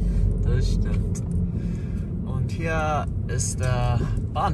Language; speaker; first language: German; non-native, fluent; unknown